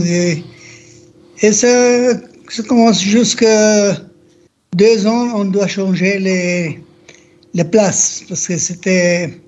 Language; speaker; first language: French; non-native, learner; Hebrew